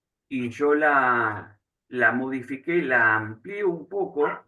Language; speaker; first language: Spanish; native; Spanish